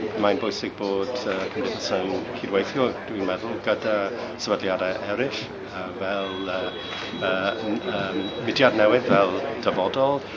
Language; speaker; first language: Welsh; non-native, learner; English